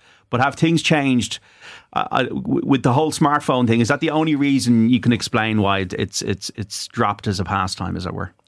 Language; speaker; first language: English; native; English